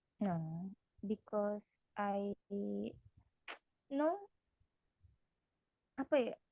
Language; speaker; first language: English; non-native, learner; Indonesian